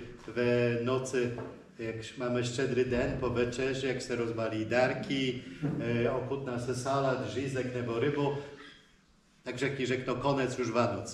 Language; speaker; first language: Czech; non-native, fluent; Polish